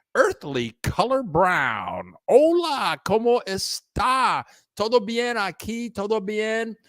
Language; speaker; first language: Spanish; non-native, learner; English